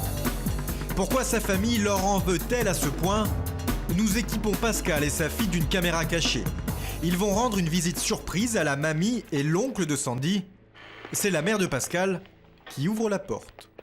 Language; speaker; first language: French; native; French